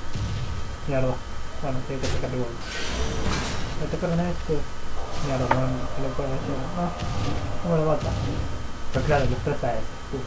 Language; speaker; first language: Spanish; native; Spanish